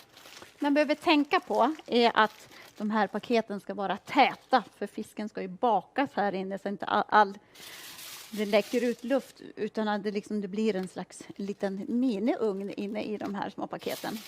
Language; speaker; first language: Swedish; native; Swedish